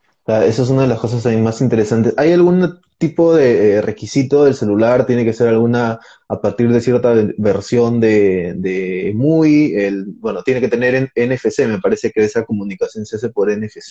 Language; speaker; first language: Spanish; native; Spanish